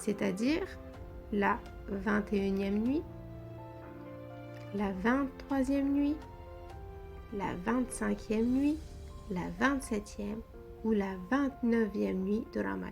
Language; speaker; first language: French; native; French